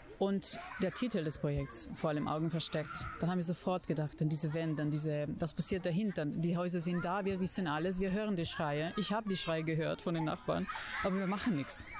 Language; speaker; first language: German; non-native, fluent; Italian